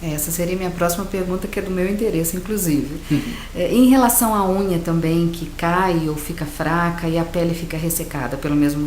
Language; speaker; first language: Portuguese; native; Portuguese